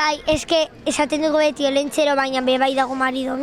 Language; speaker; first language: Basque; non-native, local second language; Spanish